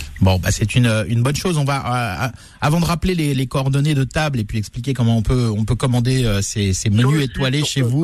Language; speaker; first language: French; native; French